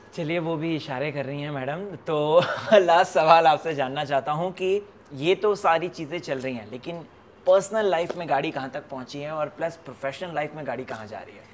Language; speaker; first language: Hindi; native; Hindi